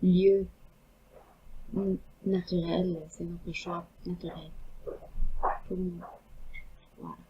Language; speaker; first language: French; non-native, fluent; Norwegian